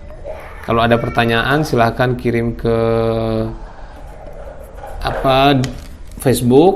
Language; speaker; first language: Indonesian; non-native, local second language; Javanese